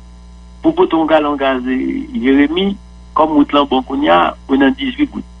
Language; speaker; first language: French; non-native, local second language; Haitian Creole